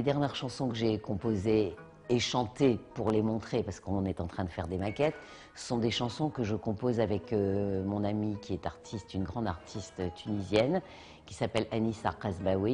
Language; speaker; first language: French; native; French